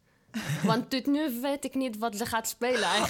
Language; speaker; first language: Dutch; non-native, fluent; Arabic